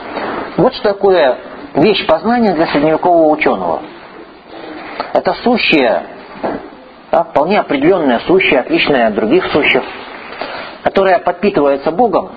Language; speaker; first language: Russian; native; Russian